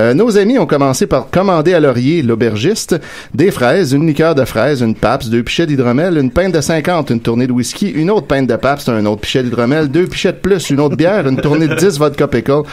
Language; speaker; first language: French; native; French